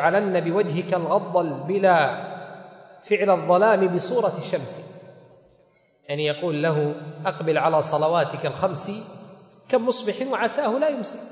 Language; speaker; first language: Arabic; native; Arabic